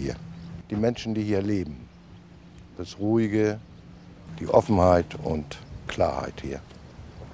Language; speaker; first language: German; native; German